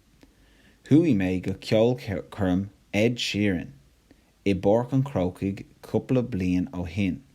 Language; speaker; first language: Irish; non-native, local second language; English